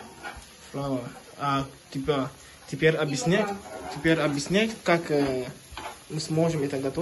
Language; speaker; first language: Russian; non-native, learner; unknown